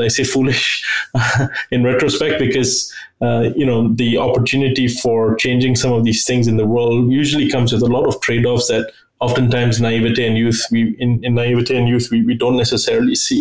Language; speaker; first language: English; native; English